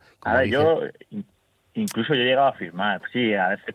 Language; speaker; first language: Spanish; native; Spanish